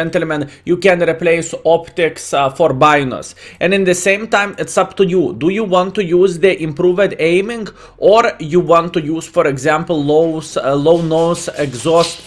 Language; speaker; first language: English; non-native, fluent; Lithuanian